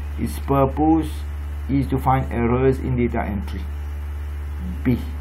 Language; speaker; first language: English; non-native, local second language; Morisyen